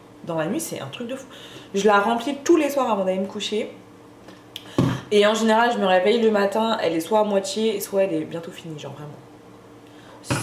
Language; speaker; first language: French; native; French